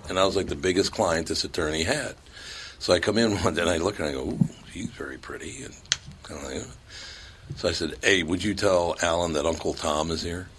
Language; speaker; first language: English; native; English